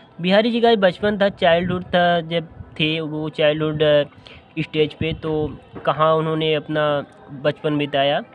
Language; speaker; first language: Hindi; native; Hindi